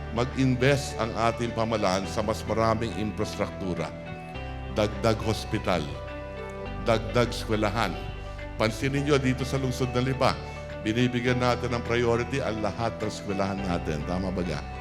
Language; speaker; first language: Filipino; native; Filipino